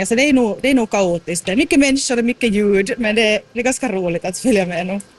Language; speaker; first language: Swedish; native; Swedish